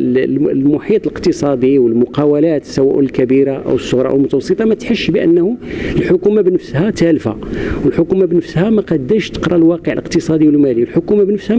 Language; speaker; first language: Arabic; native; Arabic